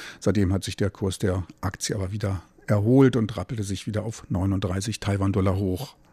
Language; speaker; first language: German; native; German